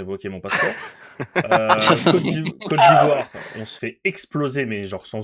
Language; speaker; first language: French; native; French